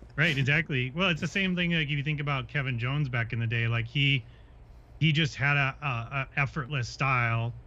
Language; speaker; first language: English; native; English